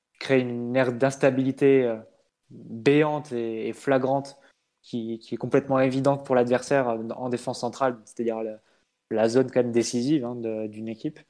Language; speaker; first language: French; native; French